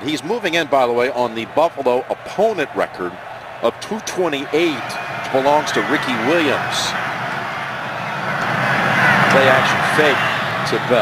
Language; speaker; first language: English; native; English